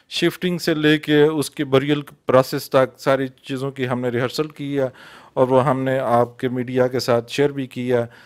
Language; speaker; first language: Urdu; non-native, local second language; Punjabi